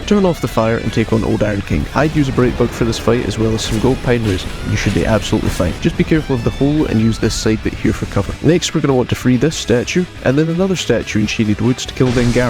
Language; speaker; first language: English; native; English